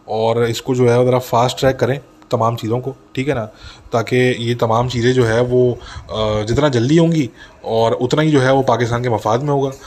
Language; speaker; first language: Urdu; native; Urdu